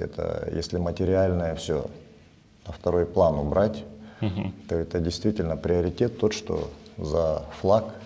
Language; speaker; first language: Russian; native; Russian